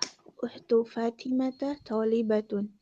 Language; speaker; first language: Arabic; non-native, learner; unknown